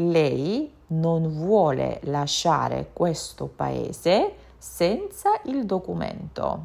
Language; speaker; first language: Italian; non-native, fluent; Georgian